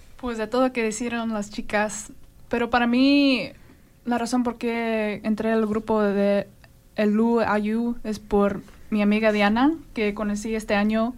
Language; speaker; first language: Spanish; early bilingual, heritage; Spanish